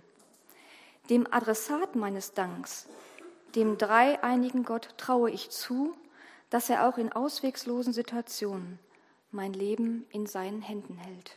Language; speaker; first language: German; native; German